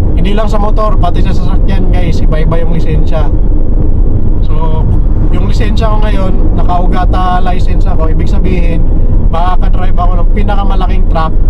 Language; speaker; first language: Filipino; native; Filipino